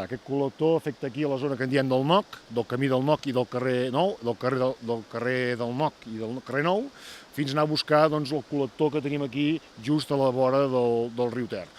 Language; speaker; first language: Catalan; native; Catalan